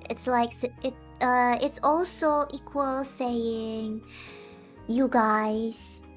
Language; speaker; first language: English; non-native, fluent; Indonesian